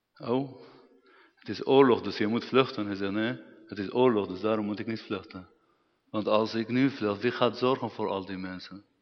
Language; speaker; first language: Dutch; non-native, fluent; Arabic